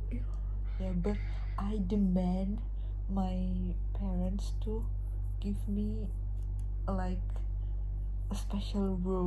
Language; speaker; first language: English; non-native, local second language; Indonesian